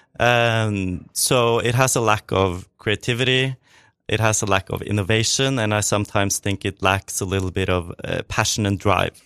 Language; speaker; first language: English; non-native, fluent; Norwegian